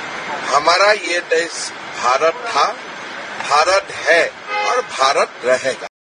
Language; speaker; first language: Hindi; non-native, local second language; Bangla